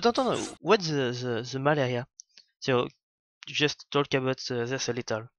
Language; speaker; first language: English; non-native, learner; French